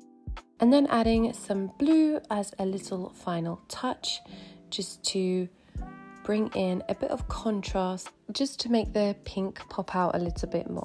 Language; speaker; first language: English; native; English